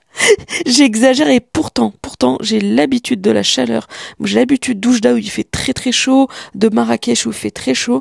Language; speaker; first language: French; early bilingual, other home language; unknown